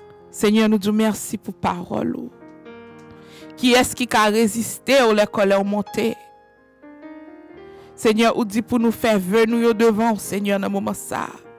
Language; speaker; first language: French; native; French